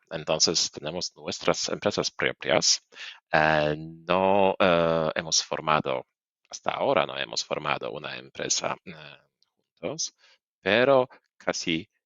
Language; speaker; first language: Spanish; non-native, fluent; Polish